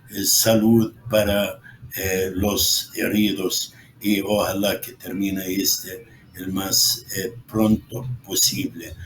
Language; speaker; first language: Spanish; non-native, fluent; Arabic